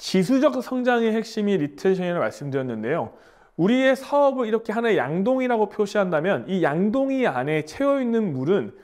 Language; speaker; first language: Korean; native; Korean